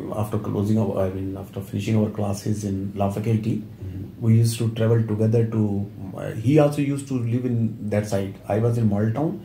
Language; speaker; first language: English; non-native, local second language; Punjabi